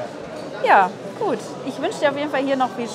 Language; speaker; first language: German; native; German